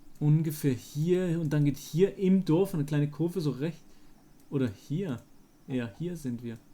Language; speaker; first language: German; native; German